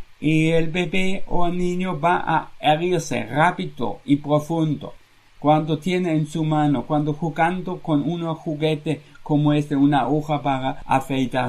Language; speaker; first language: Spanish; non-native, fluent; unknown